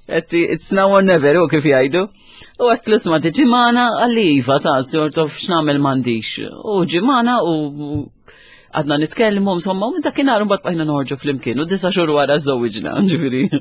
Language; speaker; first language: Maltese; native; Maltese